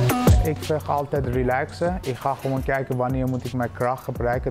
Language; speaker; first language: Dutch; early bilingual, other home language; Persian